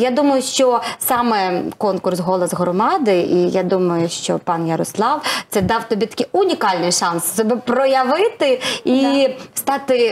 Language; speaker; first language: Ukrainian; native; Ukrainian